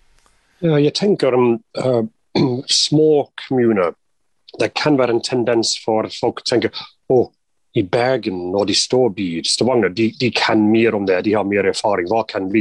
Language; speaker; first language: Norwegian; non-native, fluent; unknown